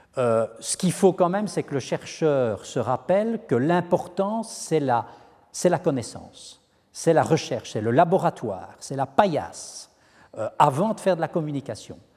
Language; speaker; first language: French; native; French